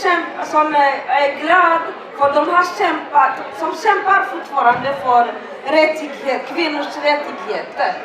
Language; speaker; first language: Swedish; non-native, learner; Swahili